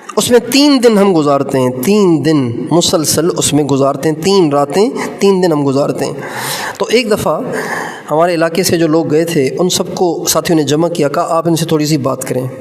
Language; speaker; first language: Urdu; native; Urdu